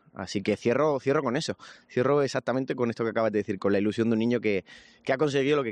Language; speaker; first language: Spanish; native; Spanish